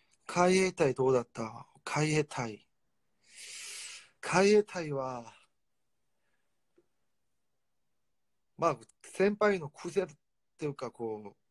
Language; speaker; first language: Japanese; non-native, fluent; Korean